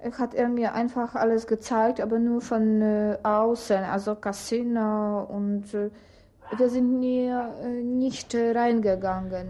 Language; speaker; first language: German; non-native, fluent; Polish